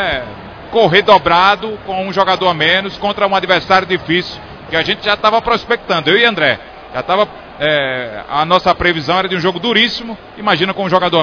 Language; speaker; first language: Portuguese; native; Portuguese